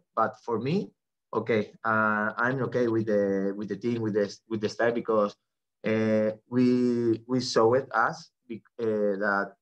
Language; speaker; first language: English; non-native, fluent; Spanish